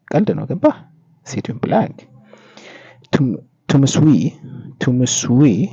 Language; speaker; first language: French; non-native, fluent; Amharic